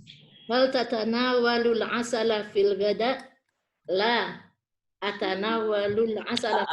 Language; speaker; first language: Arabic; non-native, learner; Indonesian